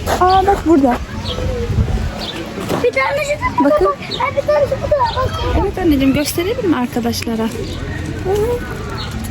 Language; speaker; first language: Turkish; early bilingual, heritage; Turkish